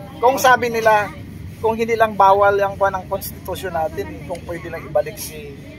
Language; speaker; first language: Filipino; native; Filipino